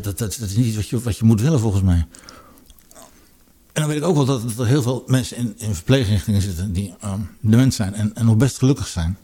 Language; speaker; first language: Dutch; native; Dutch